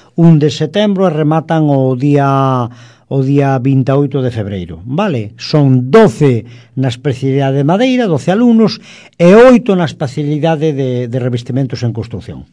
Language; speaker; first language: Galician; non-native, local second language; Spanish